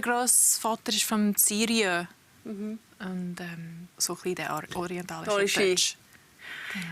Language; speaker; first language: German; early bilingual, heritage; English